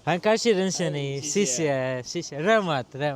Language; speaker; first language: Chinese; non-native, fluent; Hindi